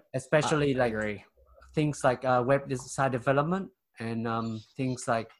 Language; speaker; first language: English; non-native, fluent; Vietnamese